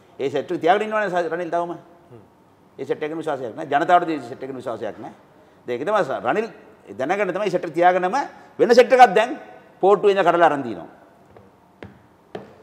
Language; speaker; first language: Sinhala; non-native, local second language; Tamil